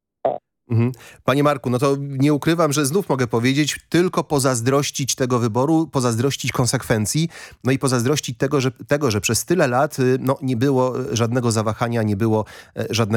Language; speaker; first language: Polish; native; Polish